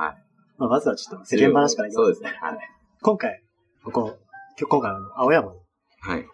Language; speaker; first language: Japanese; native; Japanese